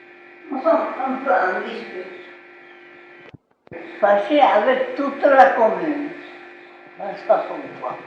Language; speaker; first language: French; non-native, local second language; Basque